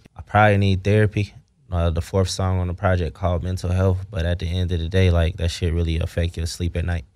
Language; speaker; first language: English; native; English